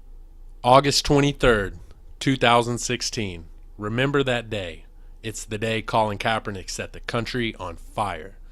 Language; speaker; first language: English; native; English